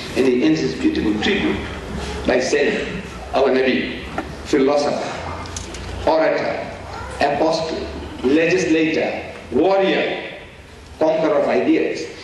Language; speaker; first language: English; non-native, local second language; Gujarati